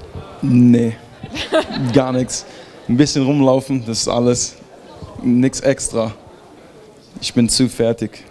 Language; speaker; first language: German; early bilingual, heritage; German